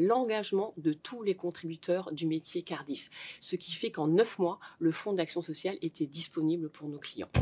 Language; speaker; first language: French; native; French